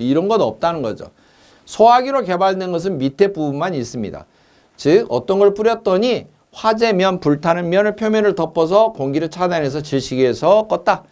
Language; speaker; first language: Korean; native; Korean